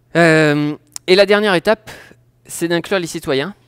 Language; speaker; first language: French; native; French